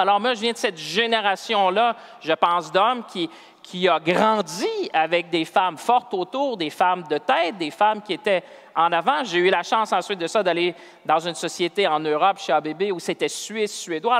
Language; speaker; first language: French; native; French